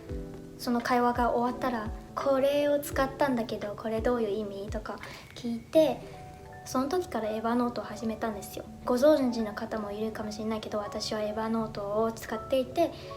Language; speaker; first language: Japanese; non-native, fluent; Chinese